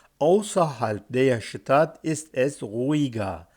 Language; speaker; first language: German; non-native, fluent; Turkish